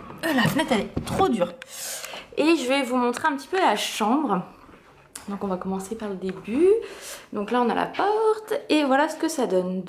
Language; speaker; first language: French; native; French